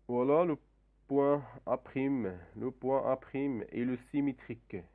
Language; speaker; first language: French; non-native, local second language; Arabic